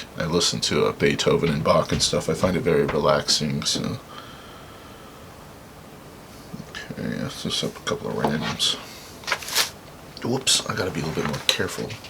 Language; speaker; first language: English; native; English